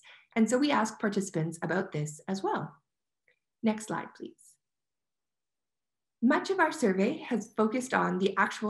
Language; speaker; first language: English; native; English